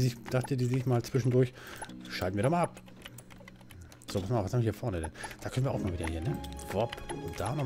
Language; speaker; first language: German; native; German